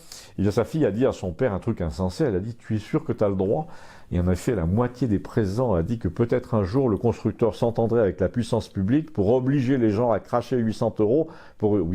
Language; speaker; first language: French; native; French